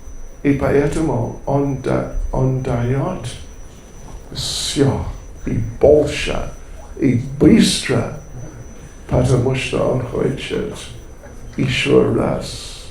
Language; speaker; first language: Russian; non-native, learner; English